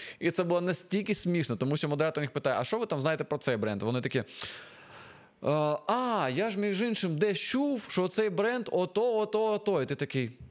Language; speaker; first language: Ukrainian; non-native, local second language; Russian